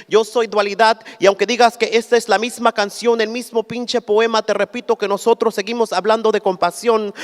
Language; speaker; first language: Spanish; early bilingual, heritage; Spanish